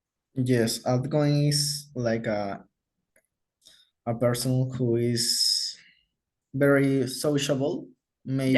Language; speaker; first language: English; non-native, learner; Spanish